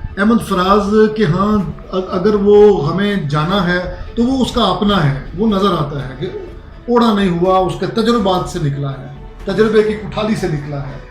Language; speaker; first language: Urdu; non-native, local second language; Punjabi